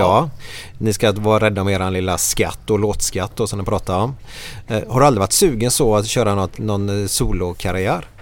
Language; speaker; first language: Swedish; native; Swedish